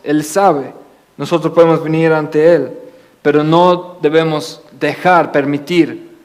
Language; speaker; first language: Spanish; non-native, fluent; English